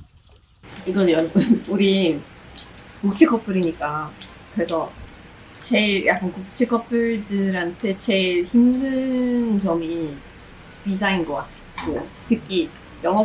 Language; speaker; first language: Korean; non-native, fluent; Swedish